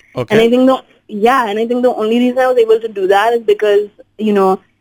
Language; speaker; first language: English; non-native, local second language; Hindi